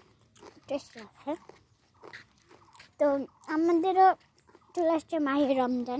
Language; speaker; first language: Bangla; native; Bangla